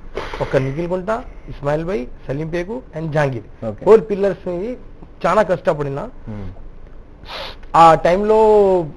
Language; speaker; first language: Telugu; non-native, local second language; Urdu